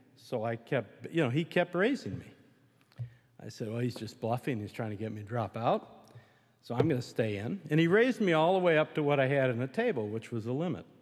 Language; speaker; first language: English; native; English